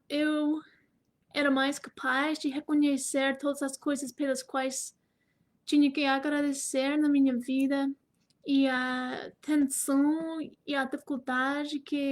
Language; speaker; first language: Portuguese; non-native, fluent; English